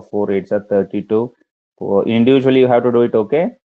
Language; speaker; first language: English; non-native, local second language; Kannada